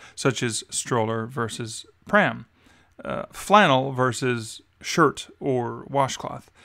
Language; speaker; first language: English; native; English